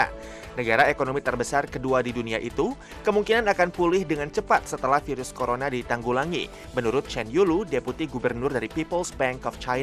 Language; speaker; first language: Indonesian; native; Indonesian